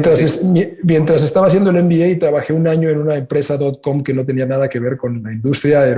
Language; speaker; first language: Spanish; native; Spanish